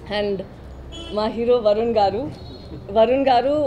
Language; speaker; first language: Telugu; non-native, learner; Tamil